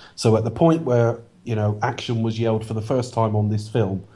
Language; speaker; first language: English; native; English